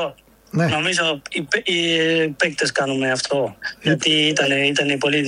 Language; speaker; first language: Greek; non-native, learner; Spanish